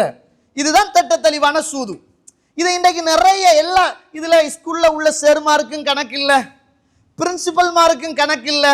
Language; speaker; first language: Tamil; native; Tamil